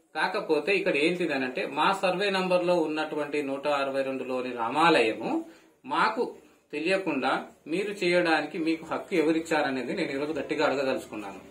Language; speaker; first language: Telugu; non-native, local second language; Lambadi